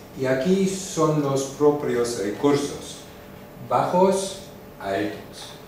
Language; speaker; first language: Spanish; non-native, fluent; German